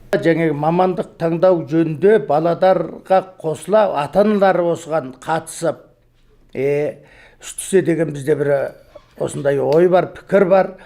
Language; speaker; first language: Kazakh; native; Kazakh